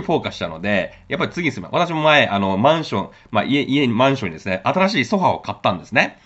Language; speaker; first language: Japanese; native; Japanese